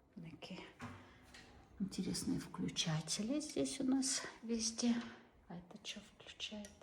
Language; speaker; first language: Russian; non-native, local second language; Kazakh